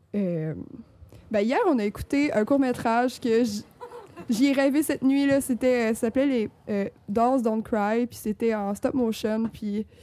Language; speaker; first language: French; native; French